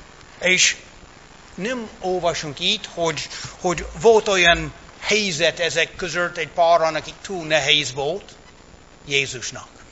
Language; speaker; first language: Hungarian; early bilingual, heritage; English